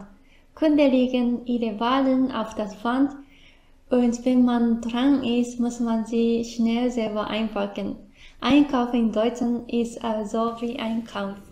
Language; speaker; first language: German; non-native, fluent; Japanese